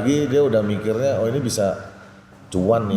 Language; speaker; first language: Indonesian; native; Indonesian